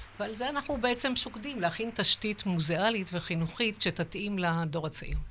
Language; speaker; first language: Hebrew; native; Hebrew